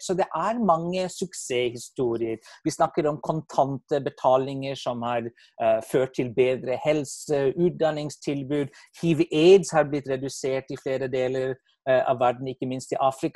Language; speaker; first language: Norwegian; non-native, fluent; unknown